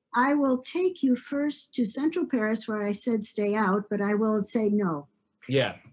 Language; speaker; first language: English; native; English